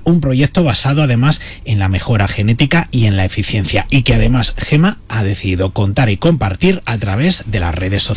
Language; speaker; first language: Spanish; native; Spanish